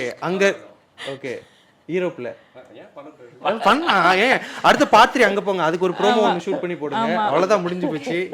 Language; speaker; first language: Tamil; native; Tamil